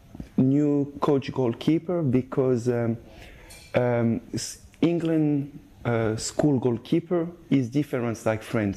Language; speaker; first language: English; non-native, learner; French